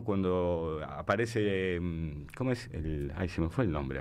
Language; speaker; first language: Spanish; native; Spanish